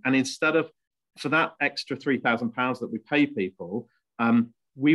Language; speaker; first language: English; native; English